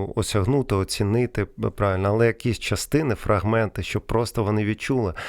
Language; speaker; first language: Ukrainian; non-native, local second language; Russian